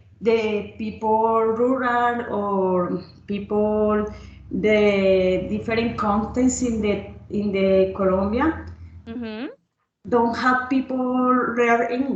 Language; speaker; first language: English; non-native, learner; Spanish